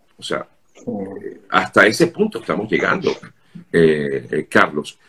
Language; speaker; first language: Spanish; native; Spanish